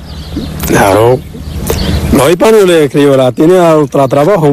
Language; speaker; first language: Spanish; non-native, learner; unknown